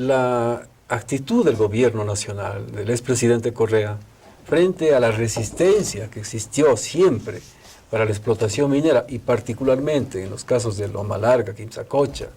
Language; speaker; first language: Spanish; native; Spanish